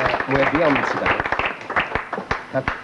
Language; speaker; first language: Danish; non-native, learner; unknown